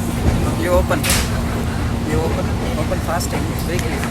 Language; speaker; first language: English; non-native, learner; Urdu